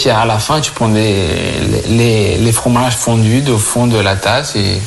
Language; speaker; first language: French; non-native, fluent; Spanish